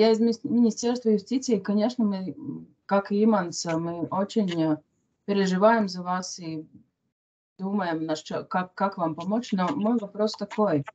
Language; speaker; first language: Russian; non-native, local second language; Latvian